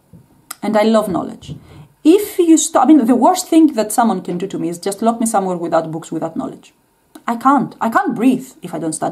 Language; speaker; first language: English; non-native, fluent; Greek